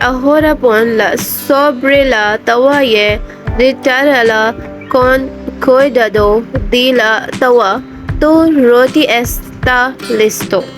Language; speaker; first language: Spanish; non-native, learner; Urdu